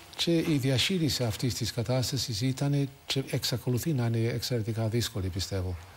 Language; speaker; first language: Greek; non-native, fluent; English